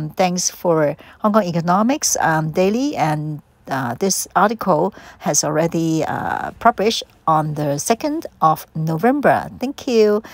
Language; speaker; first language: English; non-native, local second language; Cantonese